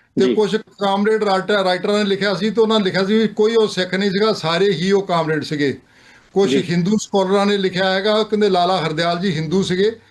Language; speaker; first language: Punjabi; native; Punjabi